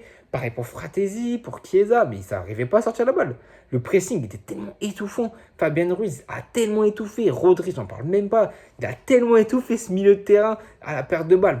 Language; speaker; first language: French; native; French